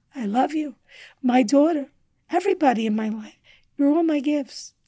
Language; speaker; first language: English; native; English